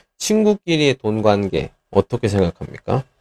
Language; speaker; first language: Korean; native; Korean